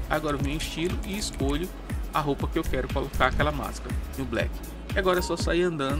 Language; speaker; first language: Portuguese; native; Portuguese